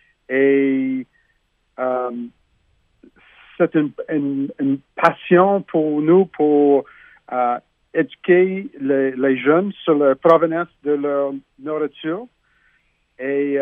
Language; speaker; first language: French; non-native, learner; English